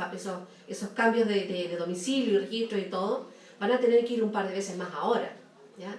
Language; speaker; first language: Spanish; native; Spanish